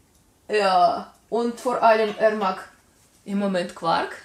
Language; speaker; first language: German; non-native, learner; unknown